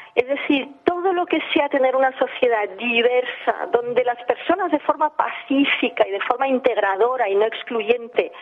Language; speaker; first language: Spanish; early bilingual, heritage; English